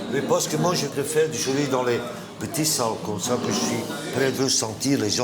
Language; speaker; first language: French; non-native, local second language; Dutch